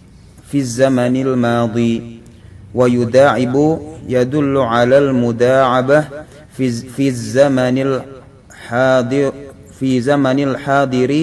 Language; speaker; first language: Arabic; non-native, learner; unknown